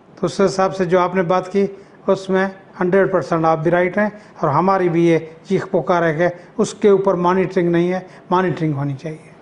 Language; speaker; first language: Urdu; non-native, local second language; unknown